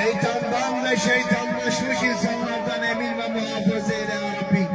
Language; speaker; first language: Turkish; native; Turkish